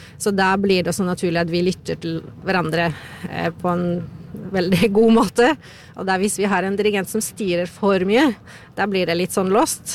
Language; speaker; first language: Norwegian; non-native, fluent; Polish